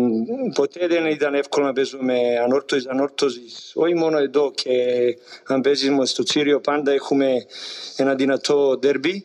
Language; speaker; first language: Greek; non-native, learner; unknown